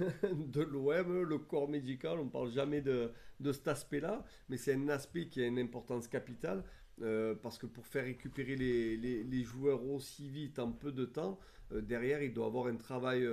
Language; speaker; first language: French; native; French